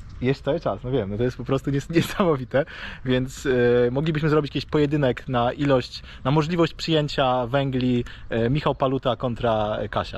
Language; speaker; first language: Polish; native; Polish